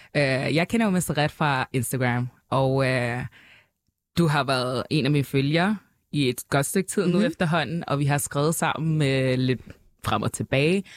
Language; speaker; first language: Danish; early bilingual, other home language; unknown